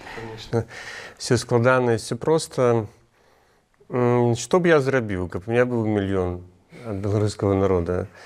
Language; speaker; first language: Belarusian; non-native, local second language; Russian